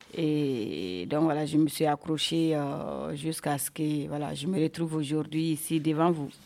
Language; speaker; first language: French; non-native, local second language; Bambara